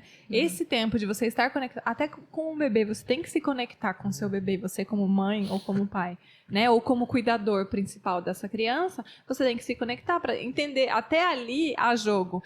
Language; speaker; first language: Portuguese; native; Portuguese